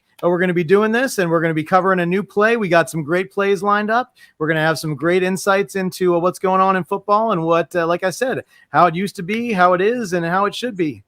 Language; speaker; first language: English; native; English